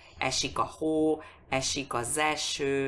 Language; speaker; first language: Hungarian; non-native, fluent; Spanish